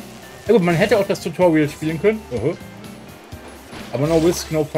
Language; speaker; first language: German; native; German